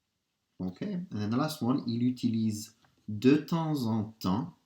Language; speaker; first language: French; non-native, fluent; English